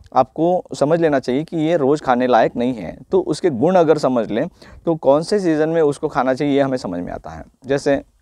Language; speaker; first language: Hindi; non-native, local second language; Marathi